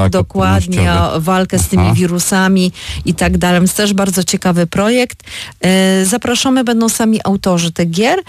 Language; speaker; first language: Polish; native; Polish